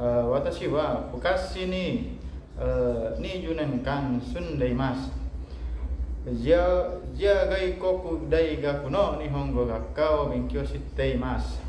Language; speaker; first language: Japanese; non-native, learner; Indonesian